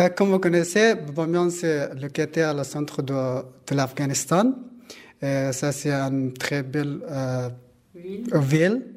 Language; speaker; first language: French; non-native, learner; Persian